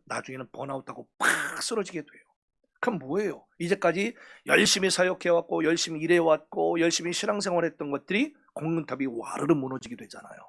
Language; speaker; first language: Korean; native; Korean